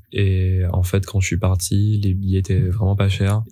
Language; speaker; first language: French; native; French